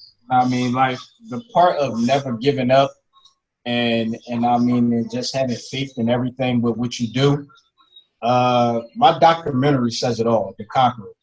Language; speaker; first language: English; native; English